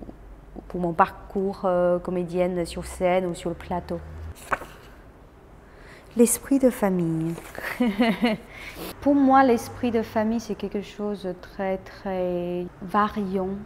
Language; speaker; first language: French; non-native, fluent; Chinese